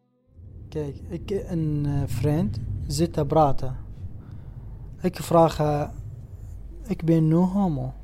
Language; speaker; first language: Dutch; non-native, learner; Arabic